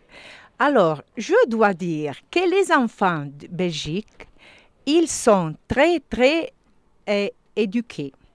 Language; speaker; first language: French; non-native, learner; Italian